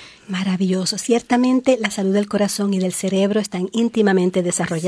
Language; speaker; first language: Spanish; native; Spanish